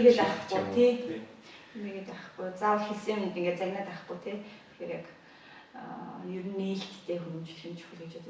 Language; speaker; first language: Mongolian; native; Mongolian